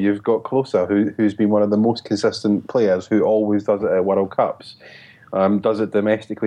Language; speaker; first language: English; native; English